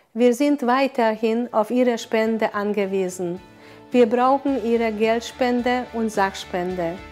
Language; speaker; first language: German; non-native, fluent; Hungarian